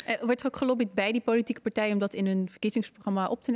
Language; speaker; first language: Dutch; native; Dutch